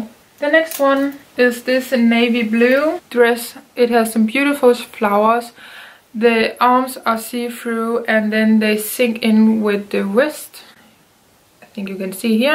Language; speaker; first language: English; non-native, fluent; Danish